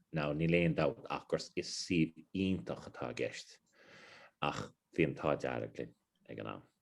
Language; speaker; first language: Irish; non-native, local second language; English